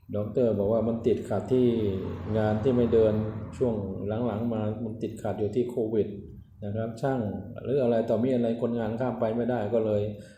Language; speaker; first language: Thai; non-native, local second language; Northeastern Thai